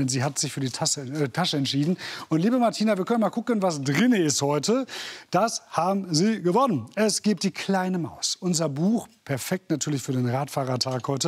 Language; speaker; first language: German; native; German